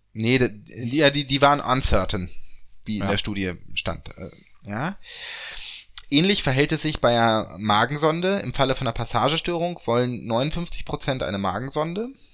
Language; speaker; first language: German; native; German